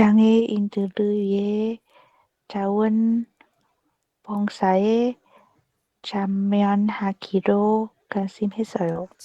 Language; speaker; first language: Korean; non-native, learner; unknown